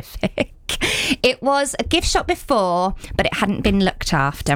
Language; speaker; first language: English; native; English